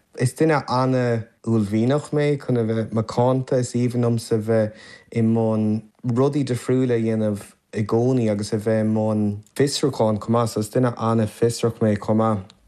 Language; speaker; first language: Irish; non-native, local second language; English